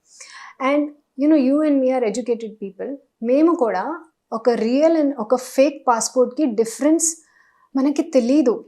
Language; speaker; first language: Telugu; non-native, local second language; Hindi